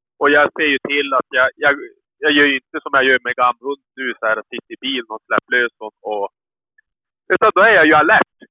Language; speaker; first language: Swedish; native; Swedish